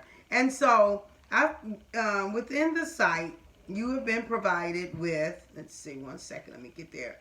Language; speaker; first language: English; native; English